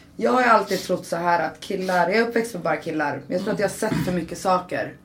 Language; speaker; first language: Swedish; early bilingual, other home language; Persian